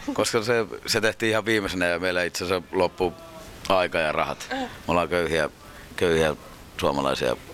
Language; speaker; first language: Finnish; native; Finnish